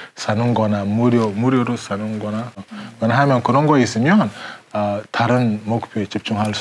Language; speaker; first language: Korean; non-native, fluent; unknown